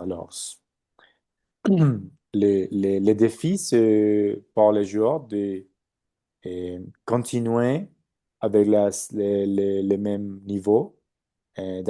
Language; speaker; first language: French; non-native, learner; Spanish